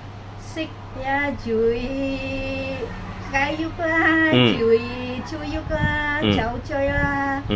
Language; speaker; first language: Cantonese; non-native, learner; Indonesian